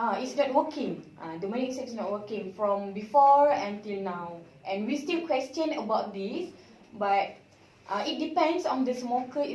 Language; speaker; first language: English; non-native, learner; Malay